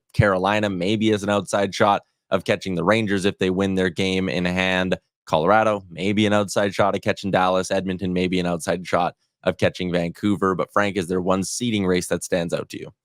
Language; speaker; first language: English; native; English